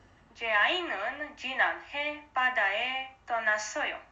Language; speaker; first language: Korean; non-native, learner; Romanian